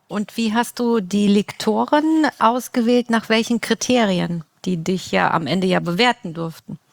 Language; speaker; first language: German; native; German